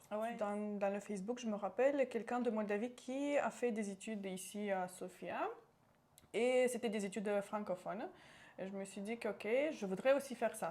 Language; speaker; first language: French; non-native, local second language; Romanian